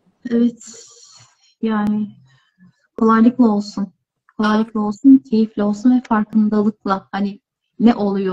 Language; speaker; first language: Turkish; native; Turkish